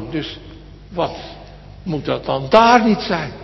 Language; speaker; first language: Dutch; native; Dutch